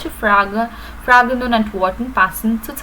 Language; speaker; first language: German; non-native, fluent; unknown